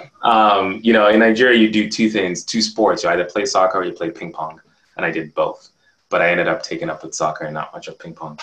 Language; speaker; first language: English; non-native, local second language; Yoruba